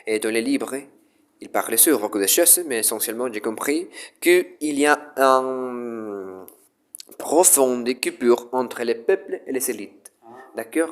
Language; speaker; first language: French; non-native, learner; Spanish